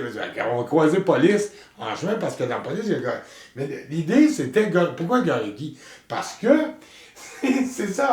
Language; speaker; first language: French; native; French